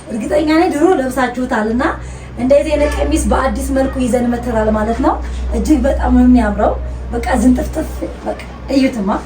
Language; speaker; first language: Amharic; native; Amharic